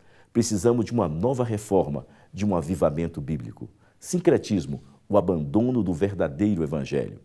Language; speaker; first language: Portuguese; native; Portuguese